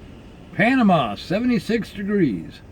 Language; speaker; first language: English; native; English